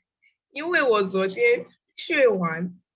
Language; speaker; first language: Chinese; non-native, learner; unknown